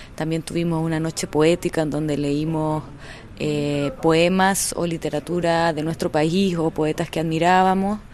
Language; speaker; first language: Spanish; native; Spanish